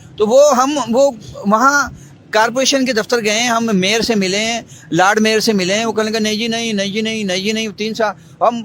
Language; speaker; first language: Urdu; non-native, local second language; Punjabi